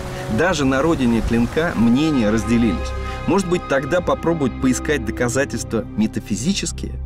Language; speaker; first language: Russian; native; Russian